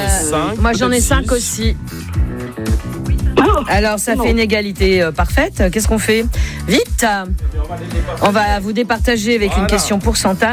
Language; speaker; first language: French; native; French